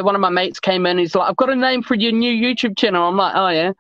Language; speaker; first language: English; native; English